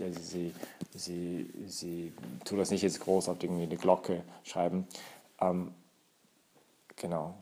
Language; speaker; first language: German; native; German